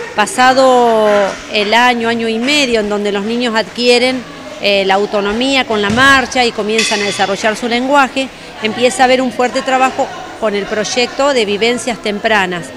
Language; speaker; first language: Spanish; native; Spanish